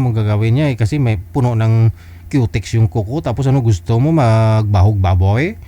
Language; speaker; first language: Filipino; native; Filipino